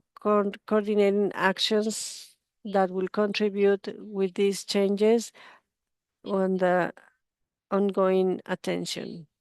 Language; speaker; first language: English; non-native, fluent; Spanish